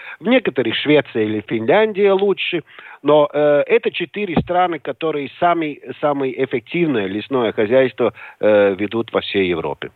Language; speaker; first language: Russian; non-native, local second language; Latvian